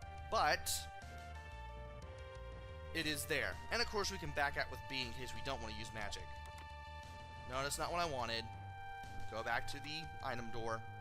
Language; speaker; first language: English; native; English